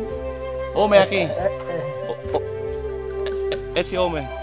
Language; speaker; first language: Portuguese; non-native, learner; Vietnamese